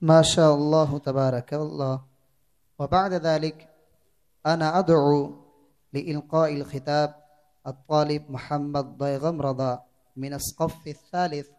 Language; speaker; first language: Arabic; non-native, learner; Urdu